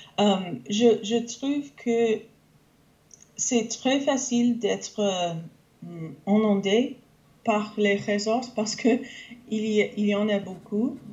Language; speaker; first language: French; non-native, fluent; English